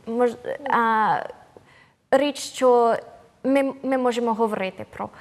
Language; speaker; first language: Ukrainian; non-native, learner; English